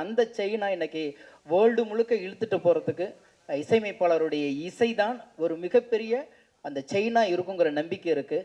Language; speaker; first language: Tamil; native; Tamil